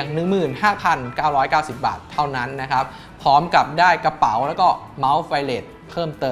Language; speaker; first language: Thai; native; Thai